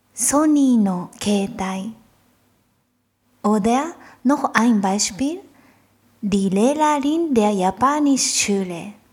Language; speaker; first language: German; non-native, fluent; Japanese